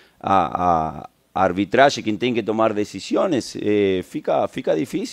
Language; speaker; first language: Portuguese; non-native, fluent; Spanish